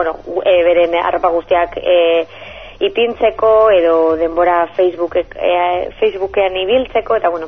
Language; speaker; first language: Basque; non-native, local second language; Spanish